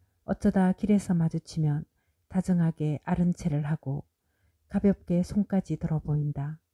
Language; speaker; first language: Korean; native; Korean